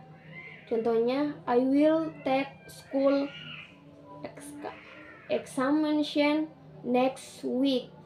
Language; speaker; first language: English; non-native, learner; Indonesian